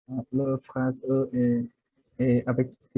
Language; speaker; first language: French; non-native, learner; Vietnamese